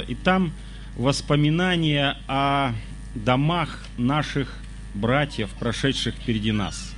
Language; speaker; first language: Russian; native; Russian